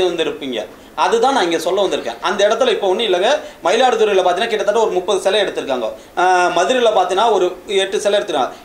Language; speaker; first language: Tamil; native; Tamil